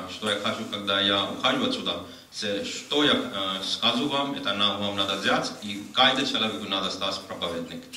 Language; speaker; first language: Russian; non-native, learner; Hindi